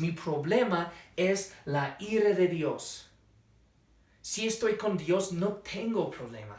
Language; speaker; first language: Spanish; non-native, fluent; English